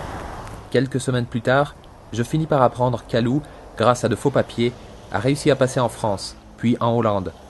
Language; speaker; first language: French; native; French